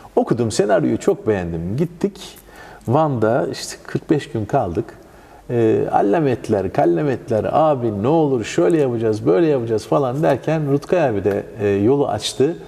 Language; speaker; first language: Turkish; native; Turkish